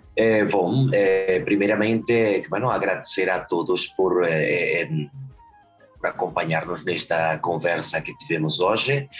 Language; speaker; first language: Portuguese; early bilingual, heritage; Spanish